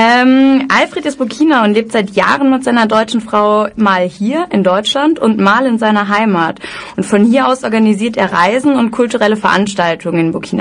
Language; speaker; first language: German; native; German